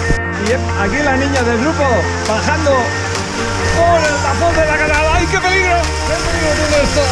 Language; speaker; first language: Spanish; non-native, local second language; Catalan